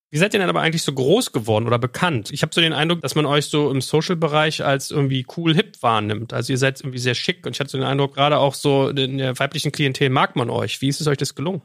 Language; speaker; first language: German; native; German